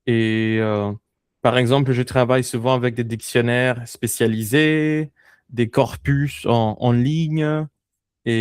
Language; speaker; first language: French; non-native, fluent; Spanish